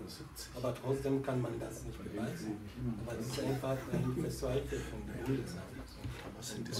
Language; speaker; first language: German; non-native, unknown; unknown